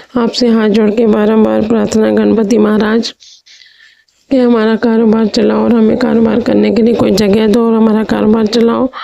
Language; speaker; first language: Hindi; native; Hindi